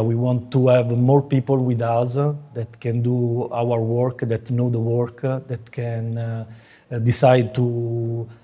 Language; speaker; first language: English; non-native, fluent; Italian